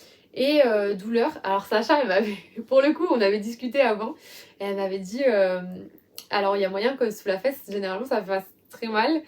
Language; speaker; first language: French; native; French